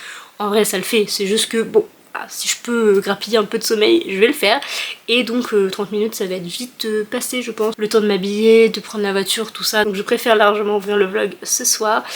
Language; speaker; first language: French; native; French